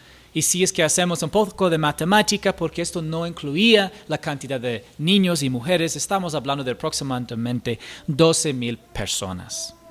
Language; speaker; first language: Spanish; non-native, fluent; English